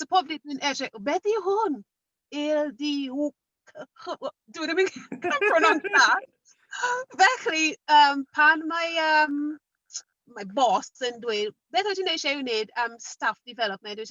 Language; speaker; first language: Welsh; non-native, learner; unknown